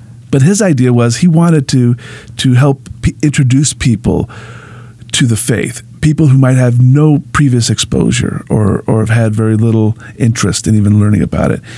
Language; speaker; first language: English; early bilingual, other home language; Spanish